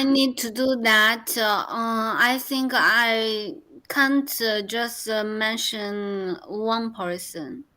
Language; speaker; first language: English; non-native, learner; Chinese